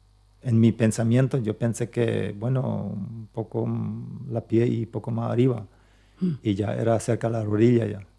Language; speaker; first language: Spanish; non-native, local second language; Plautdietsch